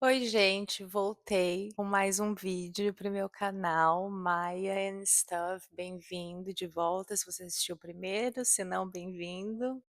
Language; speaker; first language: Portuguese; native; Portuguese